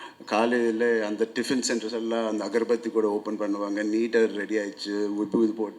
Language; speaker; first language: Tamil; non-native, local second language; Telugu